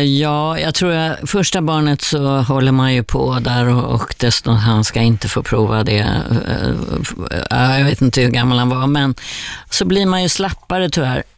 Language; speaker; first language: Swedish; native; Swedish